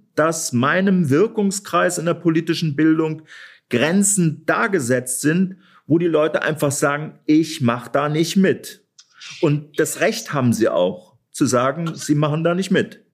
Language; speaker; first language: German; native; German